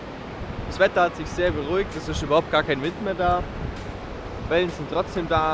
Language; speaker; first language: German; native; German